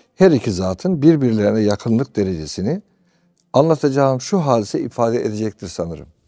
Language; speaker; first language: Turkish; native; Turkish